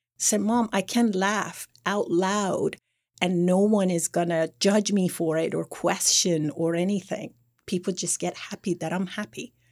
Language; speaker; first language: English; non-native, fluent; Persian